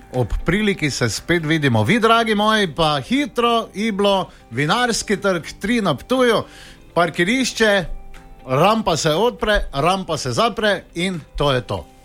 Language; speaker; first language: Slovenian; native; Slovenian